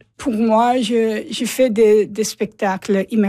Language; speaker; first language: French; non-native, learner; English